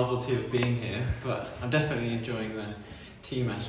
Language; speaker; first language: English; native; English